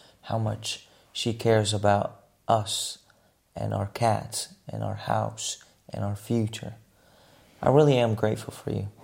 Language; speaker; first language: English; native; English